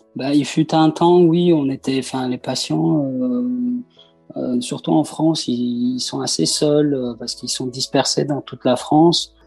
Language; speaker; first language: French; early bilingual, other home language; Persian